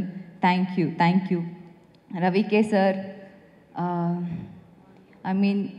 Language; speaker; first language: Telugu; non-native, fluent; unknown